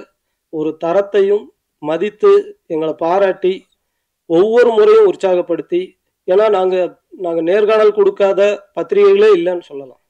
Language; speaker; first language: Tamil; native; Tamil